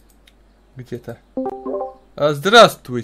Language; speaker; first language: Russian; native; Russian